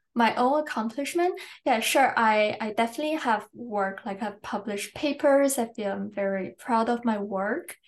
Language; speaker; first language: English; non-native, fluent; Chinese